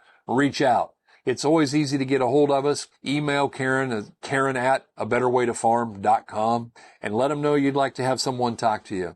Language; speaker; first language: English; native; English